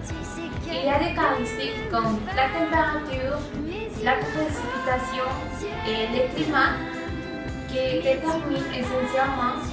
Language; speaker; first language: French; non-native, learner; Spanish